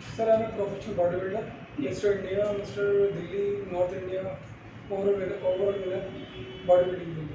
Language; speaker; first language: Hindi; native; Hindi